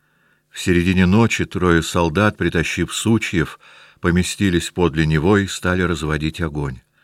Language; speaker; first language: Russian; native; Russian